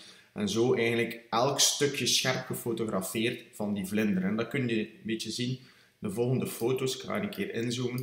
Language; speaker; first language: Dutch; native; Dutch